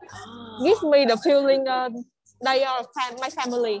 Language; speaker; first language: English; non-native, learner; Vietnamese